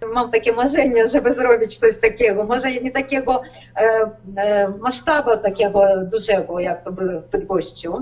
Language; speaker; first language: Polish; non-native, learner; Ukrainian